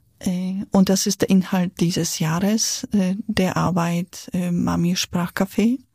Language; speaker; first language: German; non-native, fluent; Polish